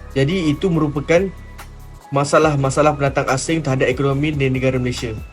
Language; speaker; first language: Malay; native; Malay